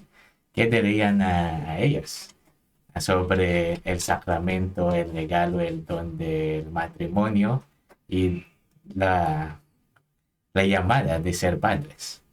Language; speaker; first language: Spanish; non-native, fluent; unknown